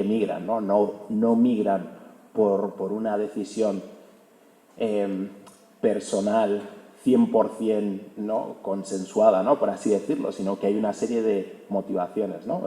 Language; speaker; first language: Spanish; early bilingual, other home language; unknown